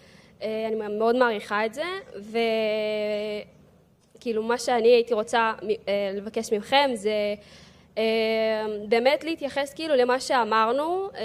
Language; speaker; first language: Hebrew; early bilingual, other home language; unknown